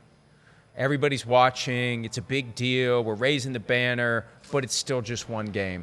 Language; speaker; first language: English; native; English